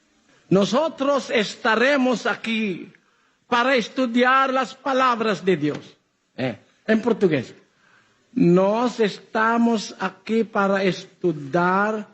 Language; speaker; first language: Portuguese; non-native, learner; Filipino